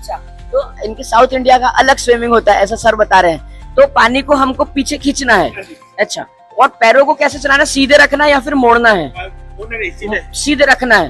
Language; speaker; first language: Hindi; native; Hindi